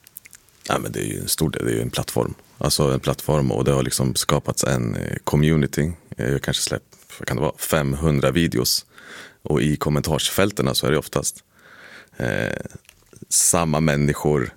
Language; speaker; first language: Swedish; native; Swedish